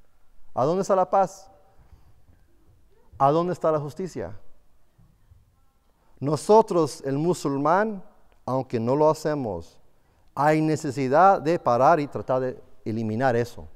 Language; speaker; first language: Spanish; non-native, fluent; English